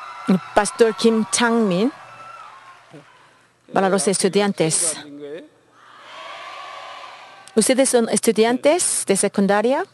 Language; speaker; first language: Spanish; non-native, learner; Korean